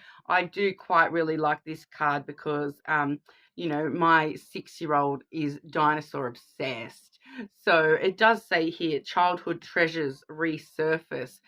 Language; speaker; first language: English; native; English